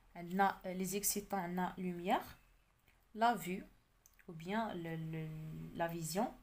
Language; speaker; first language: French; non-native, local second language; Arabic